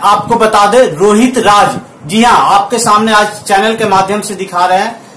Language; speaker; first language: Hindi; native; Hindi